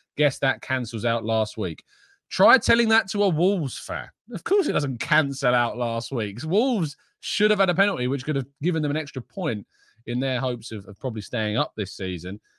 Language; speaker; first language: English; native; English